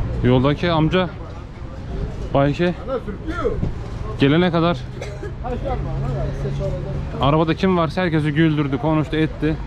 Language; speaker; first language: Turkish; native; Turkish